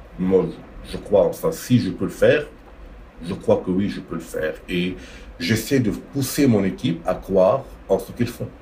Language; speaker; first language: French; non-native, local second language; Arabic